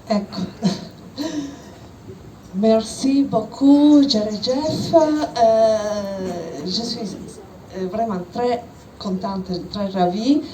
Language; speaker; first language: French; non-native, learner; Italian